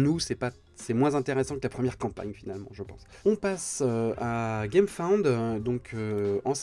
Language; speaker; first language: French; native; French